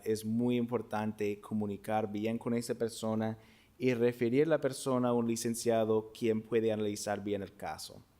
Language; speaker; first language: Spanish; non-native, fluent; English